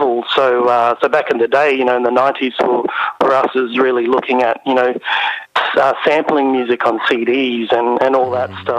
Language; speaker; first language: English; native; English